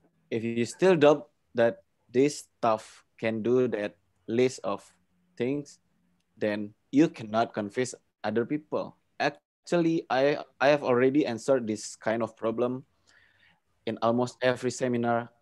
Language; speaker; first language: English; non-native, fluent; Indonesian